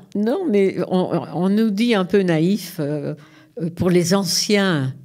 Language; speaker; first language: French; native; French